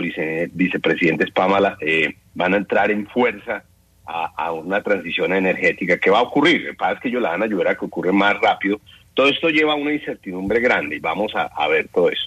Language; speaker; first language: Spanish; native; Spanish